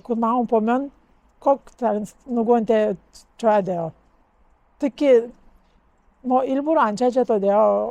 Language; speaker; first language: Korean; non-native, learner; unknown